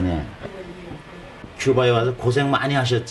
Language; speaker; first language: Korean; native; Korean